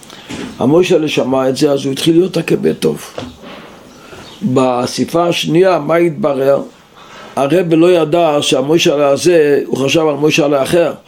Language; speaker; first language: Hebrew; non-native, local second language; Yiddish